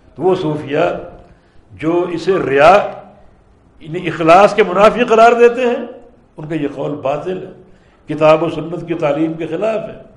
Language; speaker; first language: Urdu; native; Urdu